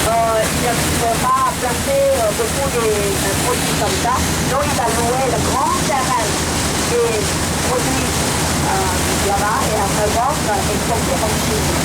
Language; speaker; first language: French; non-native, learner; Thai